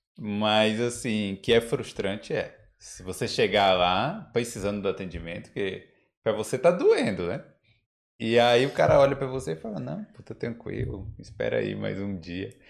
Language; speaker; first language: Portuguese; native; Portuguese